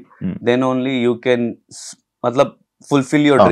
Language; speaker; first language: Telugu; non-native, learner; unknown